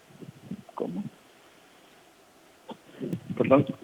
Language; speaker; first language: Spanish; native; Spanish